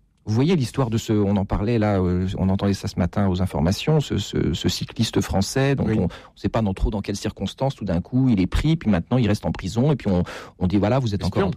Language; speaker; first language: French; native; French